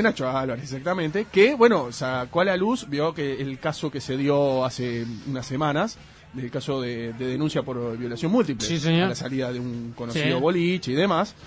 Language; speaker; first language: Spanish; native; Spanish